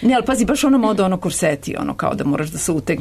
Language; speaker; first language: Serbian; native; Serbian